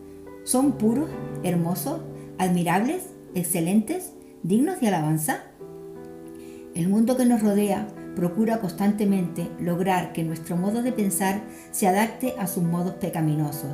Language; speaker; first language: Spanish; native; Spanish